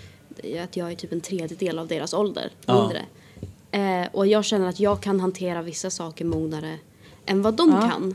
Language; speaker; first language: Swedish; native; Swedish